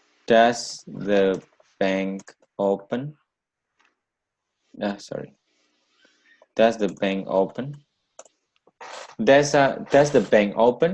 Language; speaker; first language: English; non-native, learner; Indonesian